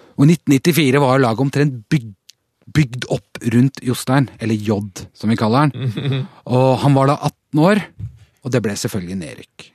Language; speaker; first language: Norwegian; native; Norwegian